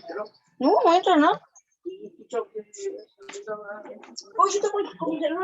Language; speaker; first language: Spanish; native; Spanish